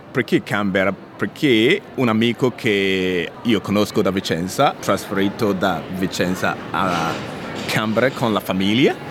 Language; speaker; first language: Italian; non-native, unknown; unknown